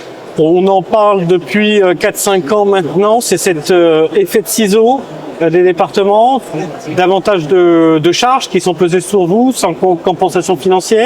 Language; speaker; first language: French; native; French